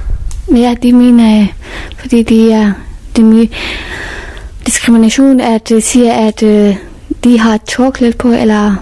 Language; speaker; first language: Danish; non-native, fluent; Persian